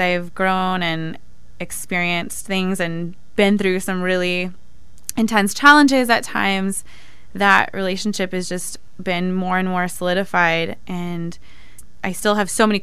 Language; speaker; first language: English; native; English